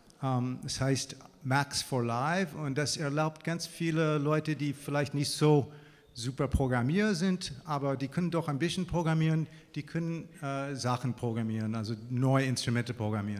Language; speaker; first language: German; non-native, fluent; English